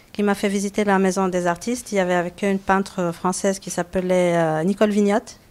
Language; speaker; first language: French; non-native, local second language; Arabic